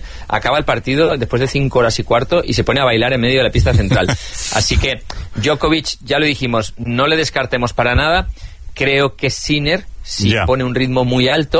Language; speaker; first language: Spanish; native; Spanish